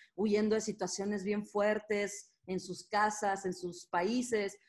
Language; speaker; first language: Spanish; native; Spanish